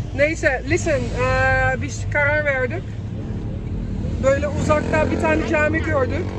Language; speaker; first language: Turkish; early bilingual, heritage; Turkish